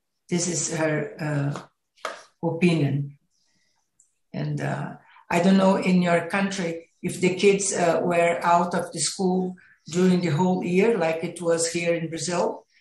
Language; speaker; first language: English; non-native, fluent; Portuguese